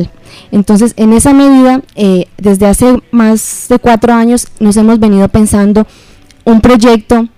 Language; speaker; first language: Spanish; native; Spanish